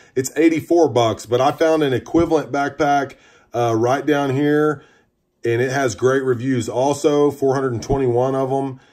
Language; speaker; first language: English; native; English